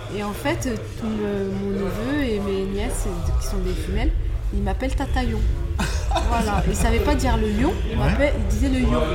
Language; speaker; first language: French; native; French